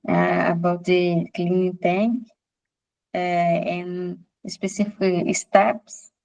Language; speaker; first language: English; non-native, learner; Portuguese